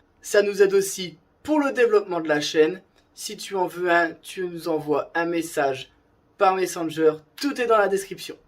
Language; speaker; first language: French; native; French